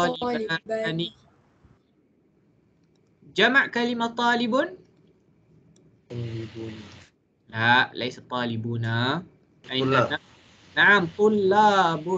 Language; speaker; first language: Arabic; non-native, fluent; Malay